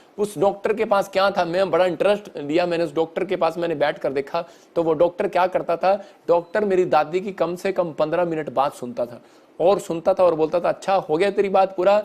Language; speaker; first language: Hindi; non-native, local second language; Punjabi